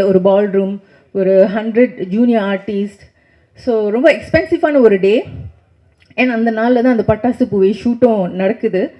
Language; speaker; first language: Tamil; native; Tamil